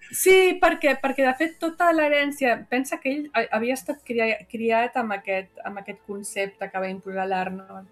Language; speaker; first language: Catalan; native; Catalan